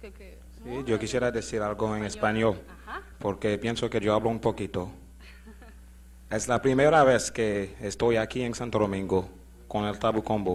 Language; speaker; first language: Spanish; non-native, learner; Haitian Creole